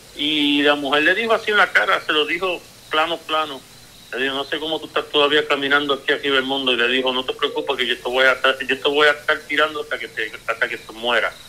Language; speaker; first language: Spanish; early bilingual, heritage; Spanish